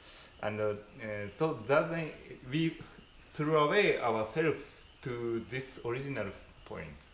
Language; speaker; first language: English; non-native, fluent; Japanese